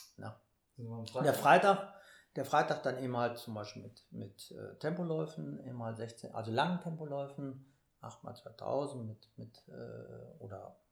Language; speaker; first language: German; native; German